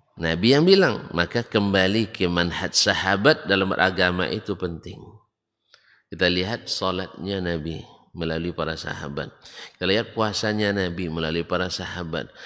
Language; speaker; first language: Malay; native; Malay